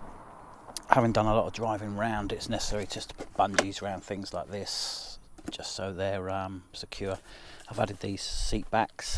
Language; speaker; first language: English; native; English